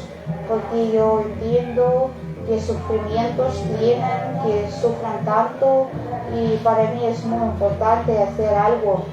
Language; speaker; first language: Spanish; non-native, learner; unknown